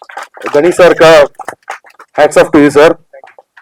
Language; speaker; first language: Hindi; non-native, local second language; Telugu